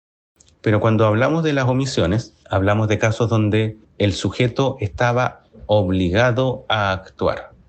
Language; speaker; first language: Spanish; native; Spanish